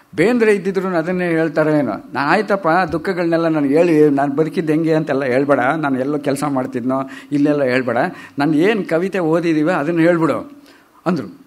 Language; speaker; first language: Kannada; native; Kannada